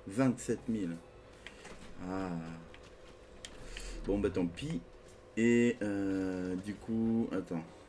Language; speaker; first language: French; native; French